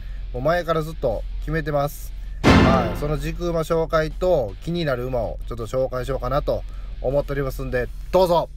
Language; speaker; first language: Japanese; native; Japanese